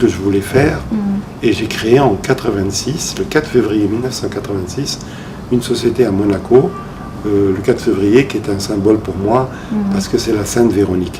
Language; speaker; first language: French; non-native, local second language; Arabic